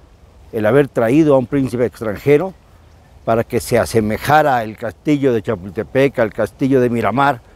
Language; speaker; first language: Spanish; native; Spanish